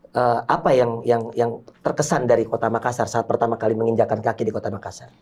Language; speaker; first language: Indonesian; native; Indonesian